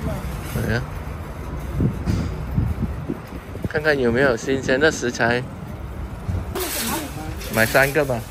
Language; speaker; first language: Chinese; non-native, local second language; Cantonese